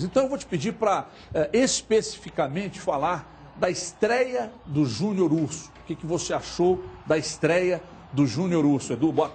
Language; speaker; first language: Portuguese; native; Portuguese